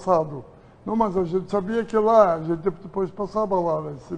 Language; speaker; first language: Portuguese; non-native, learner; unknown